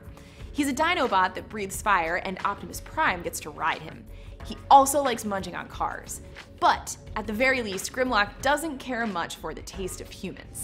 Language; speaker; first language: English; native; English